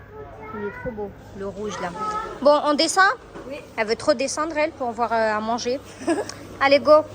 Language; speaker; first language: French; native; French